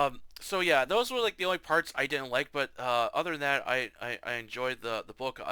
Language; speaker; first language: English; native; English